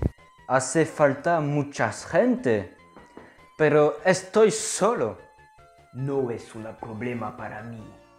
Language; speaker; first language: Spanish; non-native, learner; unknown